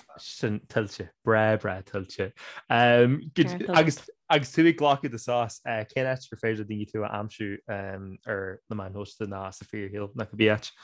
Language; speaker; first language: Irish; native; Irish